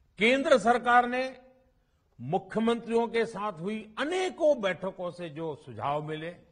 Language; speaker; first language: Hindi; non-native, local second language; Gujarati